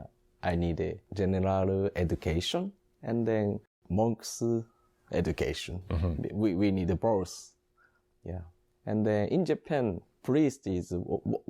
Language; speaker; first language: English; non-native, learner; Japanese